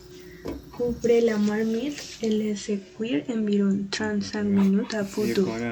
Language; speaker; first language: French; non-native, learner; Spanish